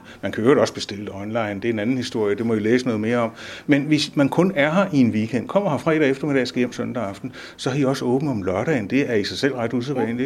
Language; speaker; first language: Danish; native; Danish